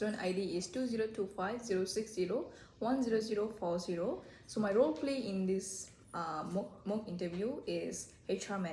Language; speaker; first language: English; non-native, fluent; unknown